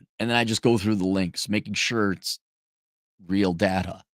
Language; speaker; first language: English; native; English